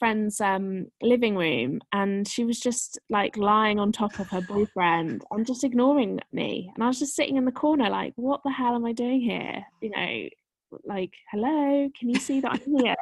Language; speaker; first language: English; native; English